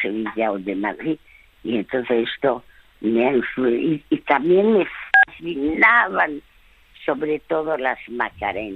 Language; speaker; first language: Spanish; early bilingual, other home language; French